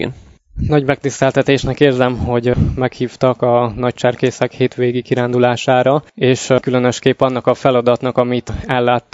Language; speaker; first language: Hungarian; native; Hungarian